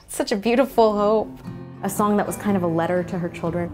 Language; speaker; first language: English; native; English